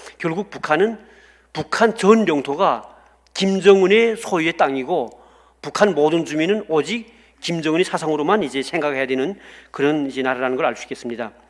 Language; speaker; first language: Korean; native; Korean